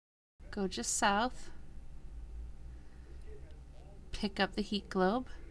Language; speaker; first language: English; native; English